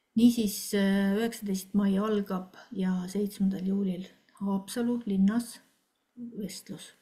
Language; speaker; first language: Estonian; native; Estonian